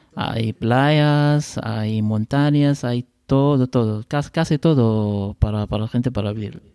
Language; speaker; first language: Spanish; non-native, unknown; Arabic